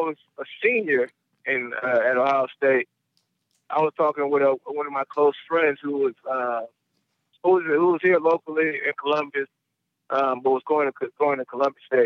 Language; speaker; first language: English; native; English